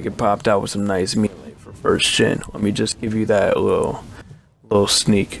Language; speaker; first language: English; native; English